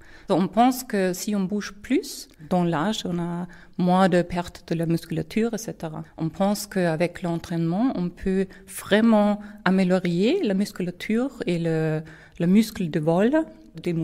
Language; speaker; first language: French; non-native, fluent; German